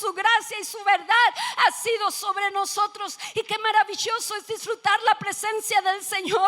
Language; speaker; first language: Spanish; native; Spanish